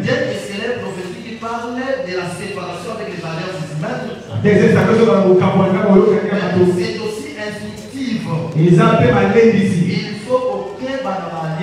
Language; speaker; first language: French; non-native, local second language; Lingala